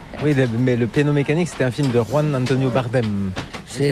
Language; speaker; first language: French; native; French